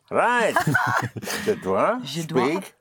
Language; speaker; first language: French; non-native, fluent; English